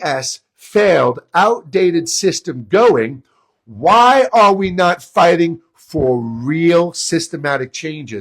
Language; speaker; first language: English; native; English